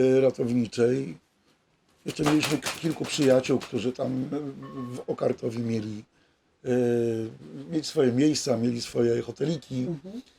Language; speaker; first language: Polish; native; Polish